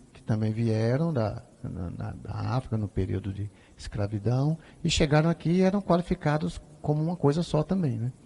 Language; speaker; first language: Portuguese; native; Portuguese